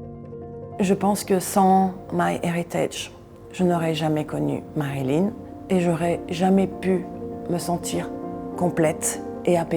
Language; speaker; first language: French; native; French